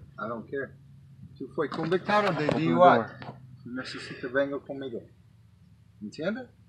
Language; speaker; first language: Spanish; non-native, learner; English